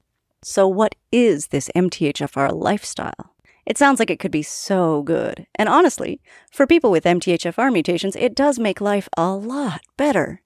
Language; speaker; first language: English; native; English